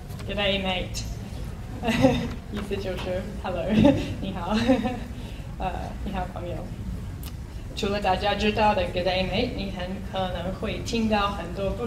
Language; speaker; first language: Chinese; non-native, fluent; English